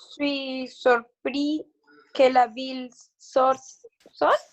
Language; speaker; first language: French; non-native, learner; Spanish